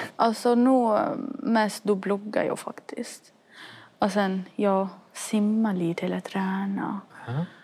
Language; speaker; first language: Swedish; non-native, fluent; Arabic